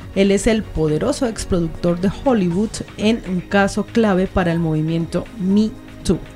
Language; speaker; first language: Spanish; native; Spanish